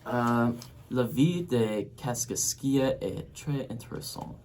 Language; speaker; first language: French; non-native, learner; English